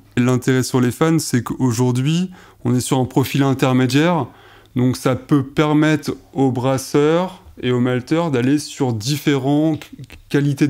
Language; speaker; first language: French; native; French